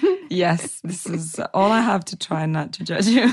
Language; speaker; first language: English; non-native, fluent; Russian